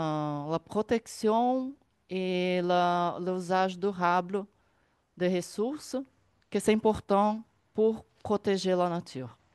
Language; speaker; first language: French; non-native, learner; Portuguese